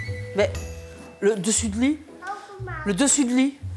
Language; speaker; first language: French; native; French